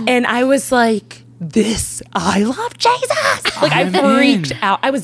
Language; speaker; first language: English; native; English